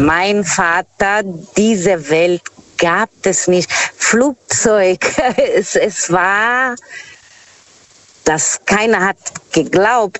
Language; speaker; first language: German; non-native, fluent; Portuguese